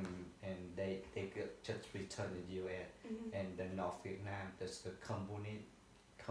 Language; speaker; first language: English; non-native, learner; Vietnamese